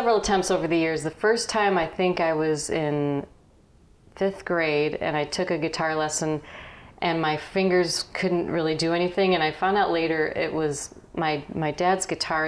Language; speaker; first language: English; native; English